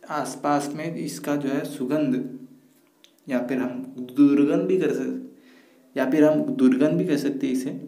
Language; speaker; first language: Hindi; non-native, local second language; Marathi